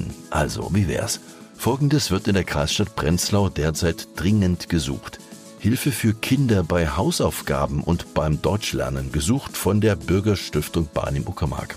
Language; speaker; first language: German; native; German